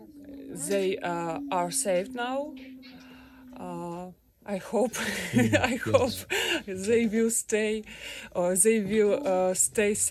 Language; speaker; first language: English; non-native, learner; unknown